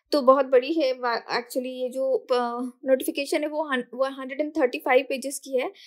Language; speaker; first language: Hindi; non-native, local second language; Marathi